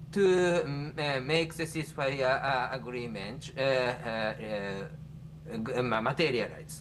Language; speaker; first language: English; non-native, fluent; Japanese